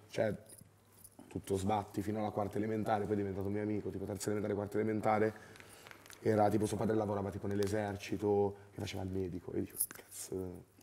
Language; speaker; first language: Italian; native; Italian